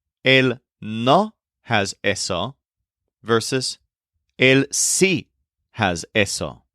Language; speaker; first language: Spanish; non-native, fluent; English